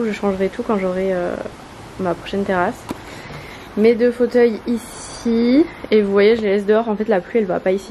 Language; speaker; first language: French; native; French